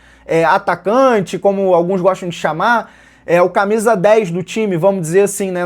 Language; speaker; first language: Portuguese; native; Portuguese